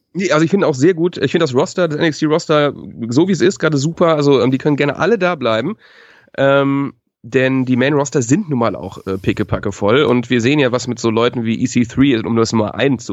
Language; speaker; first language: German; native; German